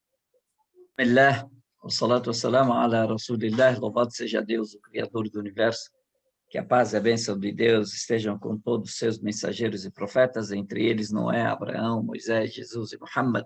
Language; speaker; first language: Portuguese; non-native, fluent; Arabic